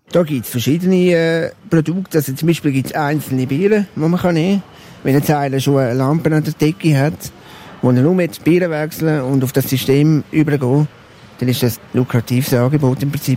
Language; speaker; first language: German; native; German